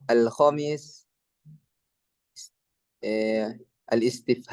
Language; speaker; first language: Arabic; non-native, learner; Indonesian